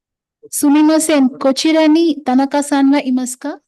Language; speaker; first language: Japanese; non-native, learner; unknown